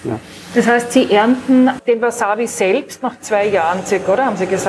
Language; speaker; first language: German; native; German